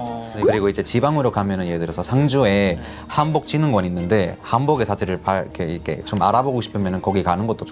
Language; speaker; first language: Korean; non-native, fluent; Spanish